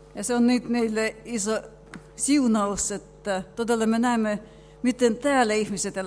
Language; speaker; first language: Finnish; non-native, fluent; Russian